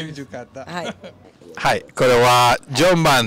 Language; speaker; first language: Japanese; non-native, learner; Spanish